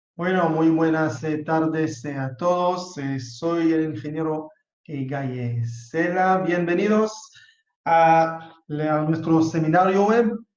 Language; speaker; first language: Spanish; non-native, fluent; Hebrew